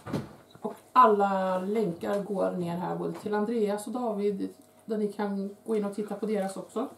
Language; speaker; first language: Swedish; native; Swedish